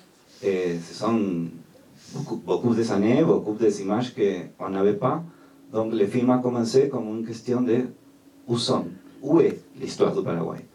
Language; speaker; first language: French; non-native, fluent; Spanish